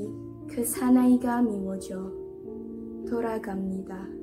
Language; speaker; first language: Korean; non-native, learner; Indonesian